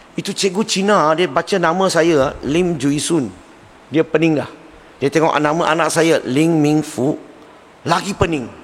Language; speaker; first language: Malay; non-native, local second language; Chinese